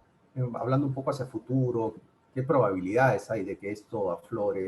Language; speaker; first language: Spanish; native; Spanish